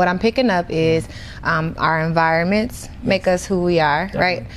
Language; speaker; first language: English; native; English